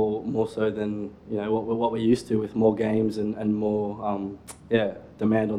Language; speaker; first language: English; native; English